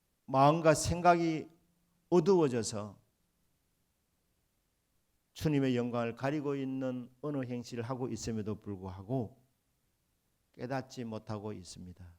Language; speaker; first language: Korean; native; Korean